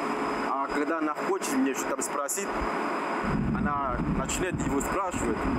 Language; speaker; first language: Russian; non-native, learner; French